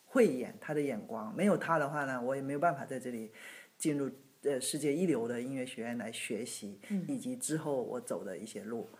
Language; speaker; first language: Chinese; native; Chinese